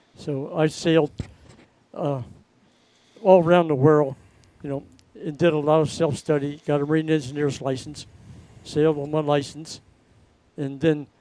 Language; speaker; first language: English; native; English